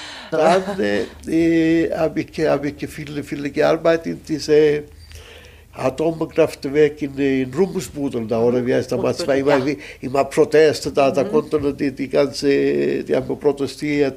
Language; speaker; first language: German; non-native, fluent; Italian